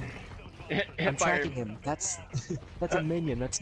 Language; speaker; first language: English; native; English